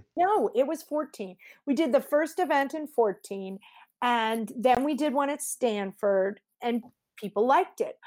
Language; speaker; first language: English; native; English